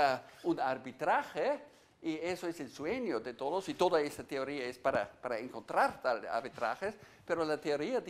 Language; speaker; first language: Spanish; non-native, fluent; German